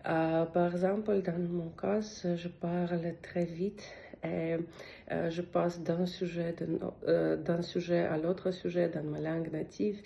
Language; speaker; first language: French; non-native, learner; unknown